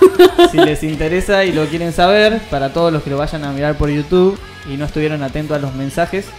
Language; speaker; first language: Spanish; native; Spanish